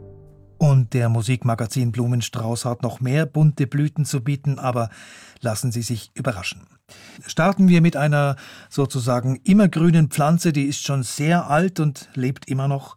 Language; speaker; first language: German; native; German